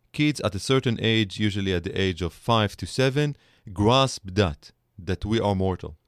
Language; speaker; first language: English; non-native, fluent; Hebrew